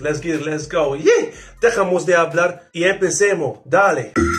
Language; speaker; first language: Spanish; non-native, fluent; English